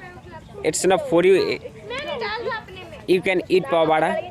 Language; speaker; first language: English; non-native, local second language; Hindi